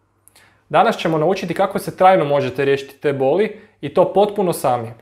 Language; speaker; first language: Croatian; native; Croatian